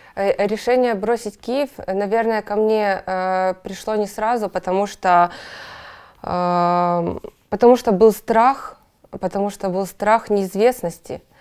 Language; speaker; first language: Russian; native; Russian